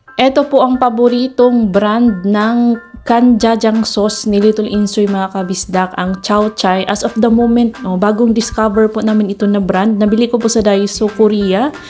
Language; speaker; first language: Filipino; non-native, local second language; Cebuano